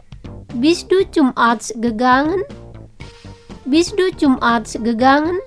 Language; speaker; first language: German; non-native, fluent; Indonesian